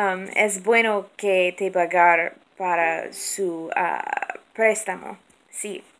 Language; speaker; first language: Spanish; non-native, learner; English